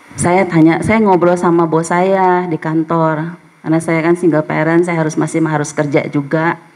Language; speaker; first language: Indonesian; native; Indonesian